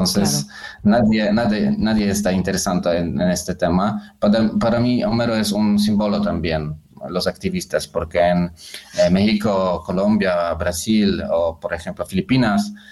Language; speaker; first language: Spanish; non-native, learner; Polish